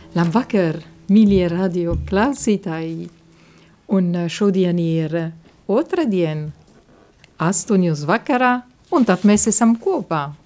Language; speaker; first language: Latvian; non-native, fluent; Italian